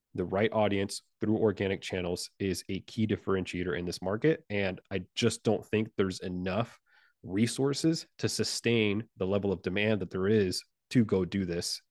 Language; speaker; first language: English; non-native, fluent; Spanish